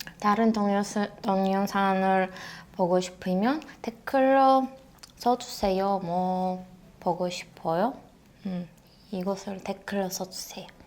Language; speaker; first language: Korean; non-native, learner; Russian